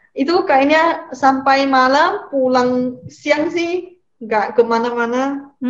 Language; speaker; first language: Indonesian; non-native, fluent; Malay